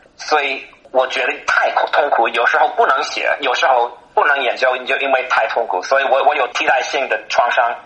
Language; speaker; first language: Chinese; non-native, fluent; English